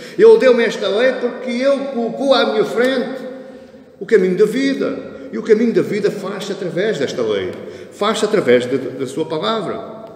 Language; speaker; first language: Portuguese; early bilingual, heritage; Portuguese